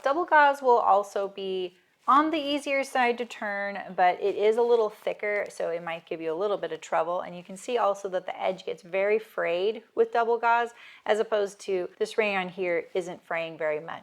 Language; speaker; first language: English; native; English